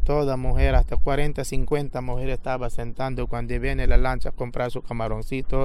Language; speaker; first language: Spanish; non-native, local second language; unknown